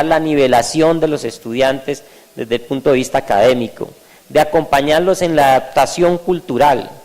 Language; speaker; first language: Spanish; native; Spanish